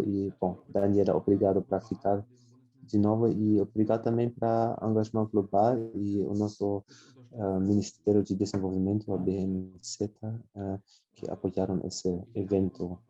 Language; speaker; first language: Portuguese; non-native, fluent; German